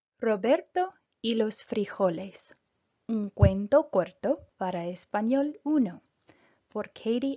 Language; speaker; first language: Spanish; non-native, fluent; English